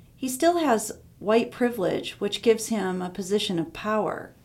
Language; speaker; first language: English; native; English